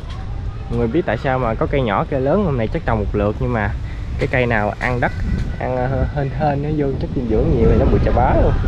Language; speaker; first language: Vietnamese; native; Vietnamese